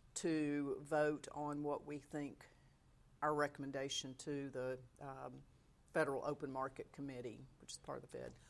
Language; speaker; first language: English; native; English